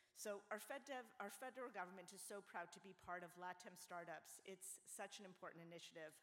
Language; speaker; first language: English; native; English